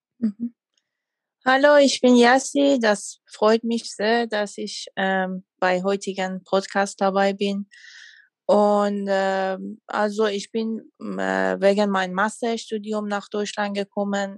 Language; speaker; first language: German; non-native, fluent; Persian